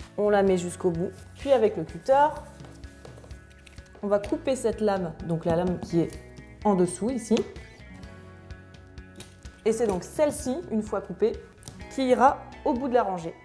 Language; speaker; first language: French; native; French